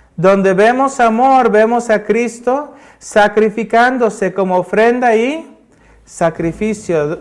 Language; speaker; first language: Spanish; early bilingual, heritage; Spanish